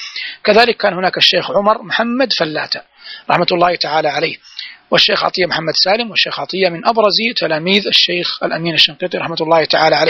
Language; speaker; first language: Arabic; native; Arabic